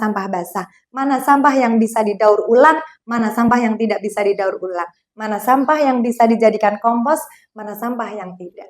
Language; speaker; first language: Indonesian; non-native, local second language; Javanese